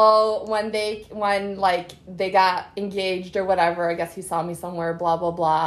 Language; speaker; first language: English; early bilingual, other home language; Arabic